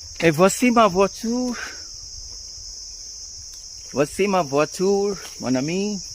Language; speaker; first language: French; non-native, fluent; Bangla